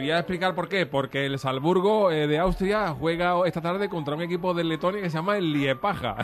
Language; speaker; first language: Spanish; native; Spanish